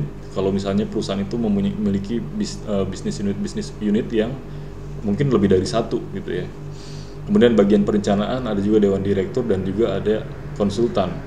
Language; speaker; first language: Indonesian; native; Indonesian